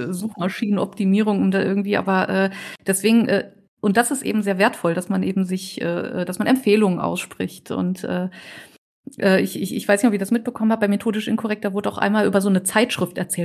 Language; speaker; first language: German; native; German